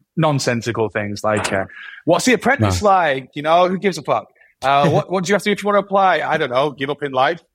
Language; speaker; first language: English; native; English